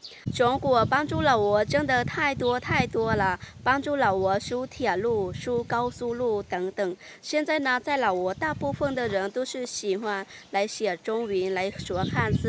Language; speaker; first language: Chinese; non-native, fluent; Lao